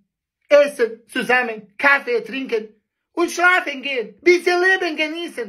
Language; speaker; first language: German; non-native, learner; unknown